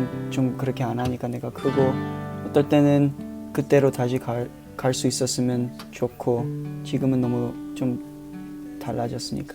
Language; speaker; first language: Korean; early bilingual, heritage; Korean